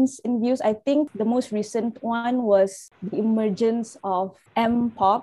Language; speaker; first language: English; non-native, local second language; Malay